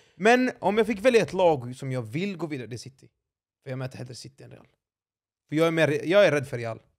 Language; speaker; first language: Swedish; early bilingual, other home language; Arabic